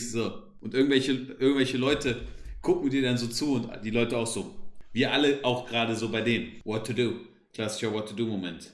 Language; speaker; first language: German; native; German